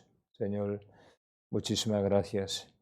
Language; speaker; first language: Spanish; non-native, learner; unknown